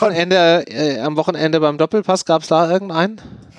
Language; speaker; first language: German; native; German